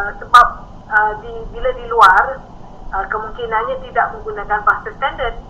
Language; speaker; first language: Malay; native; Malay